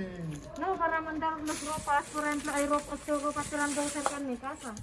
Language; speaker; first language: Spanish; non-native, learner; Filipino